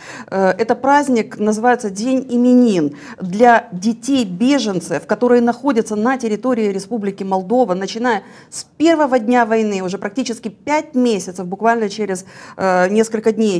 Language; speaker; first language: Russian; native; Russian